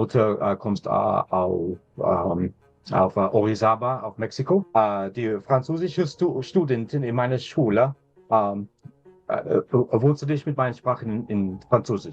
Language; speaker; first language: German; non-native, learner; English